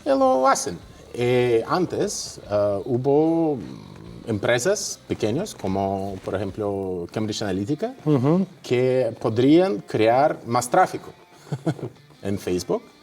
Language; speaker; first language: Spanish; non-native, fluent; Russian